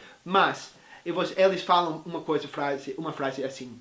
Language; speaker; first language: Portuguese; non-native, fluent; English